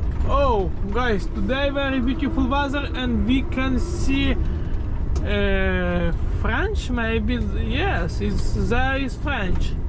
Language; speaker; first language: English; non-native, learner; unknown